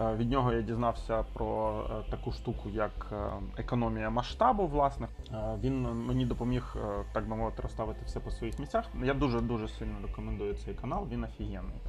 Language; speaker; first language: Ukrainian; non-native, local second language; Russian